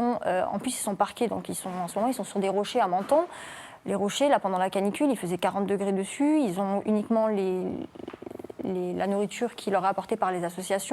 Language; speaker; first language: French; native; French